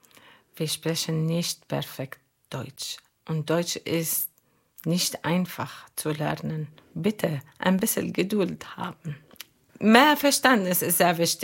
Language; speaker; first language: German; non-native, learner; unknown